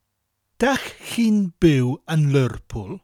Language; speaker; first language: Welsh; non-native, fluent; English